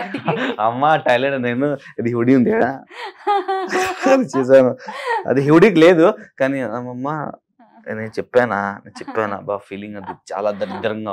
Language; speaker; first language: Telugu; non-native, local second language; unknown